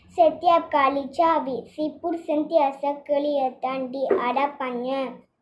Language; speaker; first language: Malay; non-native, local second language; Tamil